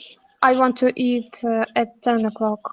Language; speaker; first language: English; non-native, learner; Russian